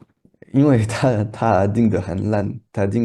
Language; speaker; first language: Chinese; non-native, learner; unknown